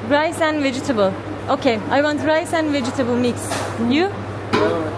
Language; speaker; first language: English; non-native, learner; Turkish